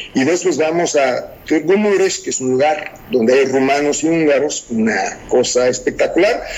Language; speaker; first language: Spanish; non-native, fluent; Romanian